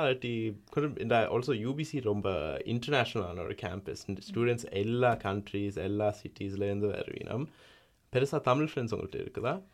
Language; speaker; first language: Tamil; early bilingual, heritage; Tamil